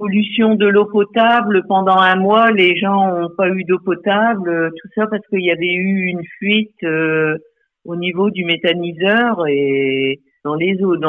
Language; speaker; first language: French; native; French